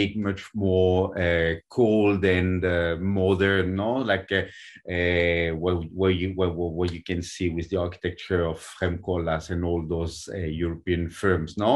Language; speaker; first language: English; non-native, fluent; French